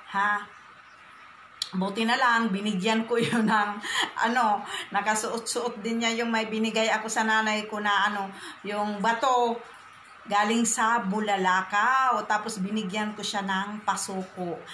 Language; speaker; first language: Filipino; non-native, local second language; Masbatenyo